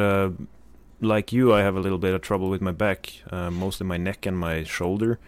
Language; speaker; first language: English; non-native, fluent; Norwegian